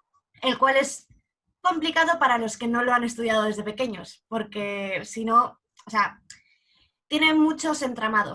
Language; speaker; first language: Spanish; native; Spanish